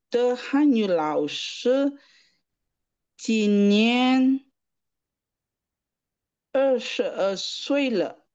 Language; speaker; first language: Chinese; non-native, learner; Indonesian